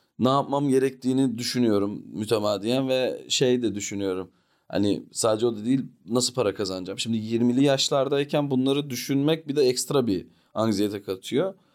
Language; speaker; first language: Turkish; early bilingual, heritage; Turkish